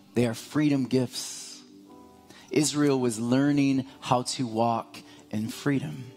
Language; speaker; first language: English; native; English